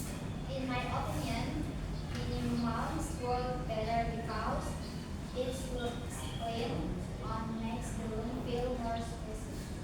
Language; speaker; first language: English; non-native, learner; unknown